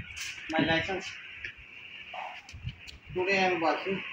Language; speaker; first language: English; non-native, learner; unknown